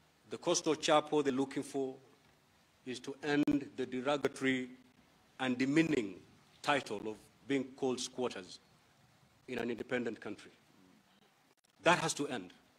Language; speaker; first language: English; non-native, local second language; Giryama